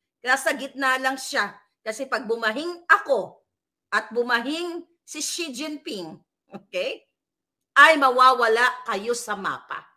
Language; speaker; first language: Filipino; native; Filipino